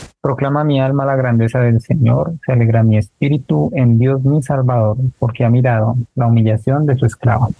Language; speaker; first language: Spanish; native; Spanish